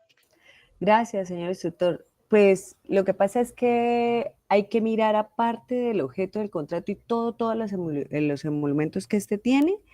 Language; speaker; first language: Spanish; native; Spanish